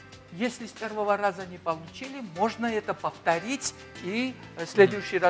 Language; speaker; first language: Russian; non-native, fluent; Georgian